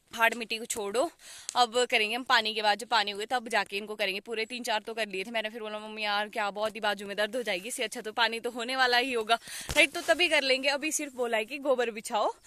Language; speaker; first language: Hindi; native; Hindi